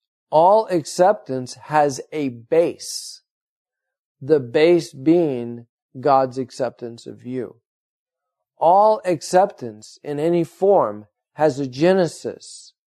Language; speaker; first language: English; native; English